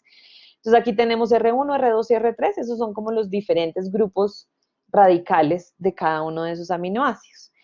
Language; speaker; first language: Spanish; native; Spanish